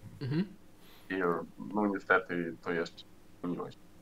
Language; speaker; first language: Polish; non-native, learner; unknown